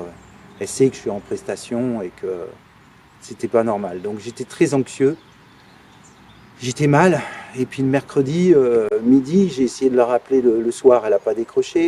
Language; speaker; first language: French; native; French